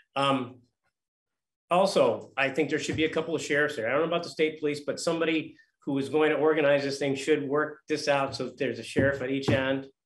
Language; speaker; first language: English; native; English